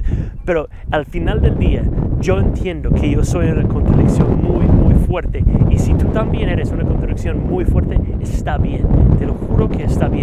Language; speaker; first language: Spanish; non-native, fluent; English